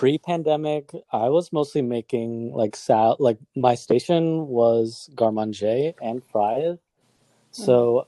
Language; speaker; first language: English; native; English